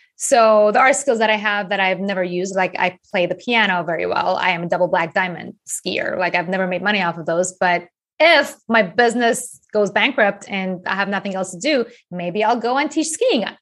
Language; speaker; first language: English; non-native, fluent; Persian